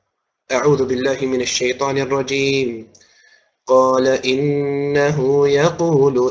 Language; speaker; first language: Arabic; non-native, fluent; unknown